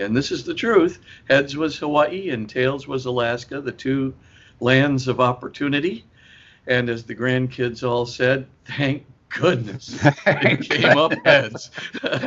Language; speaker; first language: English; native; English